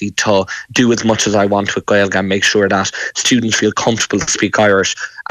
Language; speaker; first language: English; native; English